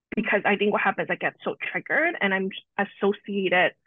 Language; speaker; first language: English; native; English